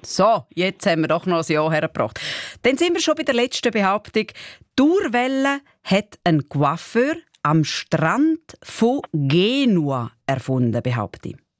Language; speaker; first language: German; native; German